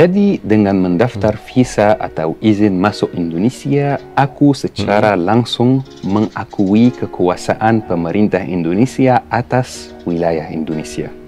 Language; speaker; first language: Indonesian; non-native, fluent; Arabic